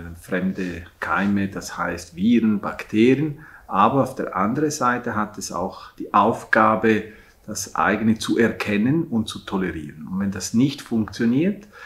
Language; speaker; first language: German; non-native, local second language; Italian